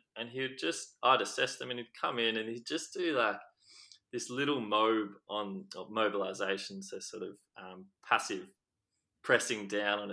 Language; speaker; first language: English; native; English